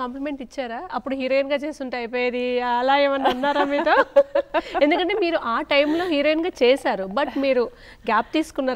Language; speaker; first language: Telugu; native; Telugu